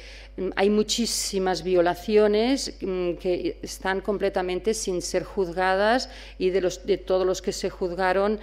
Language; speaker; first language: Spanish; non-native, local second language; Catalan